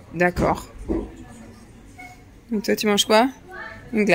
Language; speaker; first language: French; native; French